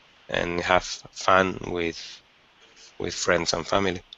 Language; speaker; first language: English; non-native, learner; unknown